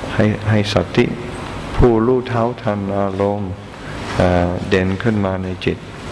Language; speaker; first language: Thai; non-native, fluent; English